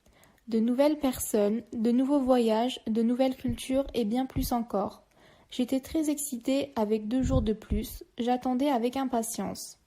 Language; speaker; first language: French; non-native, learner; Turkish